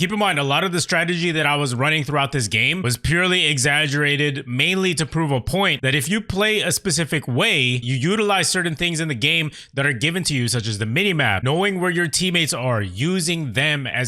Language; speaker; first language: English; native; English